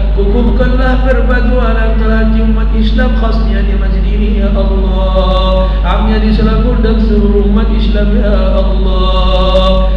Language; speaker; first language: Malay; non-native, fluent; Arabic